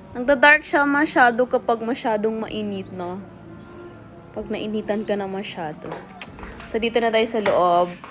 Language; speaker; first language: Filipino; non-native, local second language; Cebuano